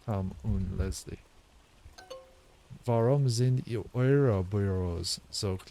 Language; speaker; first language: German; non-native, learner; English